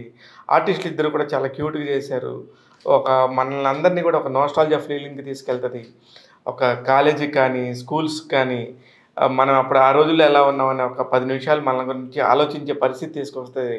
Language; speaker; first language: Telugu; native; Telugu